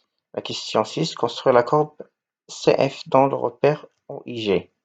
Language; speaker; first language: French; non-native, local second language; Arabic